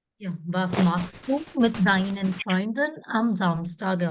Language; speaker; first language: German; non-native, fluent; Malayalam